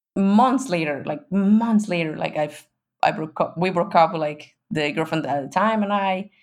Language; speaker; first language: English; non-native, fluent; Spanish